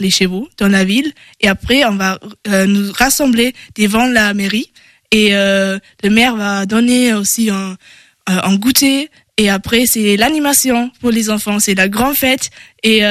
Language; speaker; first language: French; non-native, learner; German